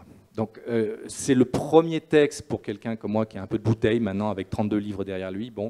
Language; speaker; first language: French; native; French